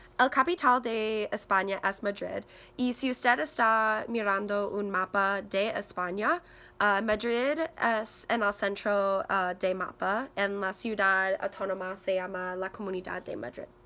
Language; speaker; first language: Spanish; non-native, learner; English